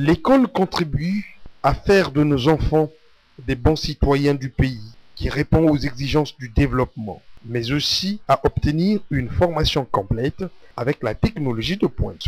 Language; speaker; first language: French; non-native, local second language; Kongo